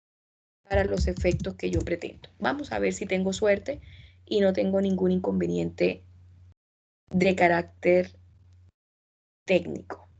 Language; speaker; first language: Spanish; native; Spanish